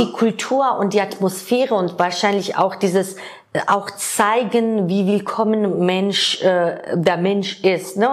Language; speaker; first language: German; non-native, fluent; Georgian